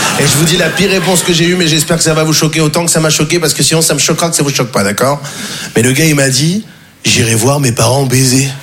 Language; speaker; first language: French; native; French